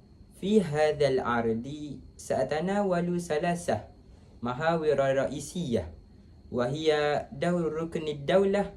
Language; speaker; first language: Arabic; non-native, learner; Malay